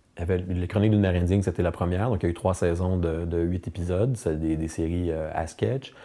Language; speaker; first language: French; native; French